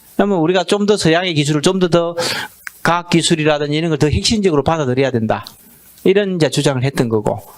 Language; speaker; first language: Korean; native; Korean